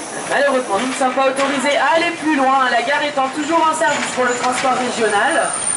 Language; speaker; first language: French; native; French